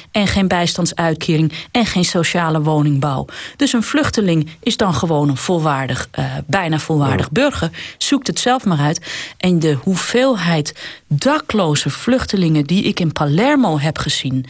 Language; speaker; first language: Dutch; native; Dutch